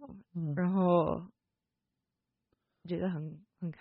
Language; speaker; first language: Chinese; non-native, fluent; English